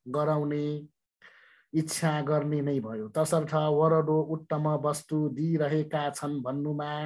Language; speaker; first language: Nepali; non-native, local second language; Newari